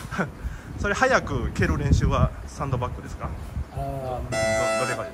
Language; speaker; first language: Japanese; native; Japanese